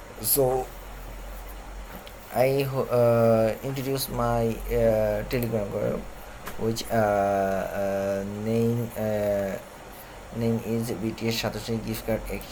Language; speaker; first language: English; non-native, learner; Bangla